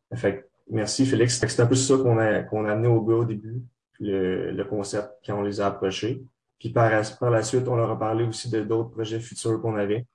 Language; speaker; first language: French; native; French